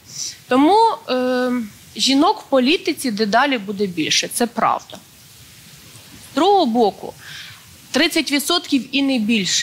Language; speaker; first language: Ukrainian; native; Ukrainian